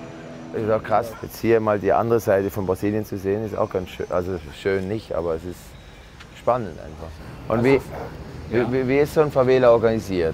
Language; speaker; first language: German; native; German